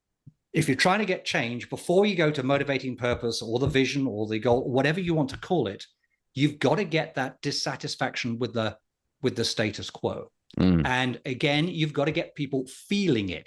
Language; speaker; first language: English; native; English